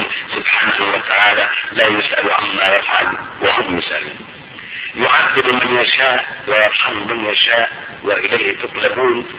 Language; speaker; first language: Arabic; native; Arabic